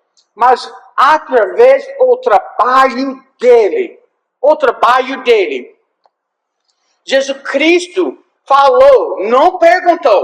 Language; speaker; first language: Portuguese; non-native, fluent; English